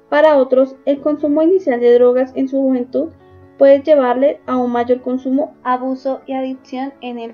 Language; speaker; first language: Spanish; native; Spanish